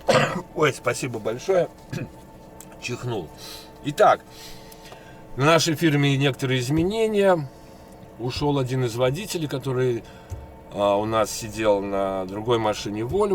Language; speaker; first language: Russian; native; Russian